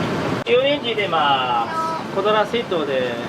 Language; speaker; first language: Japanese; non-native, fluent; Chinese